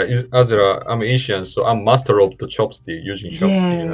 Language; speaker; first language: English; non-native, learner; Korean